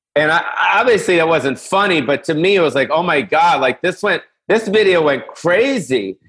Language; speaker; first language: English; native; English